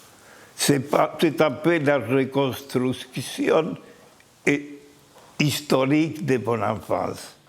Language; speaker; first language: French; non-native, fluent; Spanish